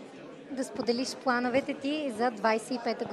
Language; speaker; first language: Bulgarian; native; Bulgarian